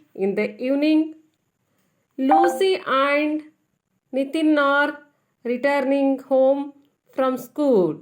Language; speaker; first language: English; non-native, local second language; Kannada